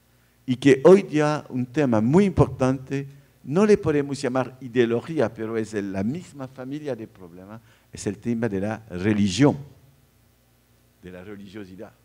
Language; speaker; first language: Spanish; non-native, fluent; French